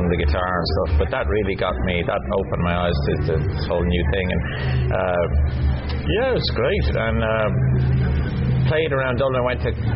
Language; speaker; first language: English; native; English